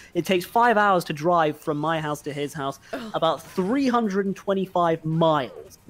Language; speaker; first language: English; native; English